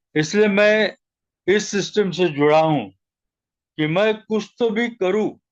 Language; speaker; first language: Hindi; non-native, local second language; Marathi